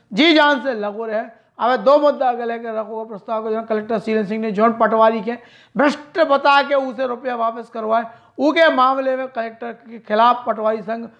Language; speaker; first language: Hindi; native; Hindi